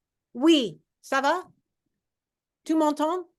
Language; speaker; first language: French; non-native, fluent; English